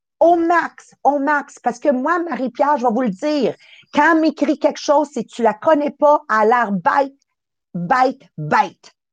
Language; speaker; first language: French; native; French